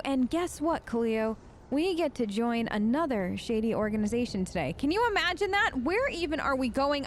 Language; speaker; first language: English; native; English